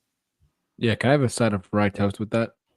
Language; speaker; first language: English; native; English